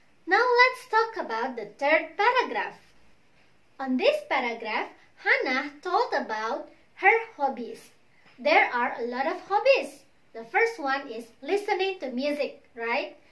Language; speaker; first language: English; non-native, fluent; Indonesian